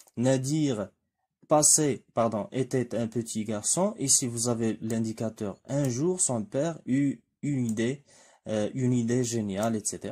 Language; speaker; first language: French; non-native, local second language; Arabic